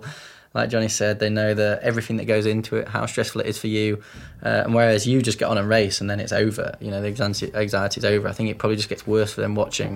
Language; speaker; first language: English; native; English